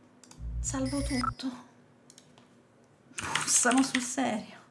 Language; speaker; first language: Italian; native; Italian